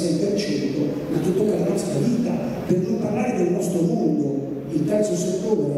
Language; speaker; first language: Italian; native; Italian